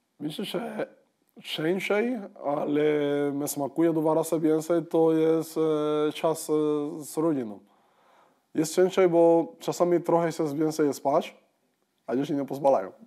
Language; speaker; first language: Polish; non-native, fluent; Spanish